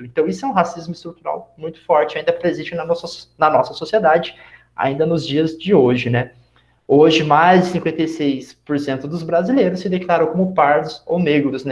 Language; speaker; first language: Portuguese; native; Portuguese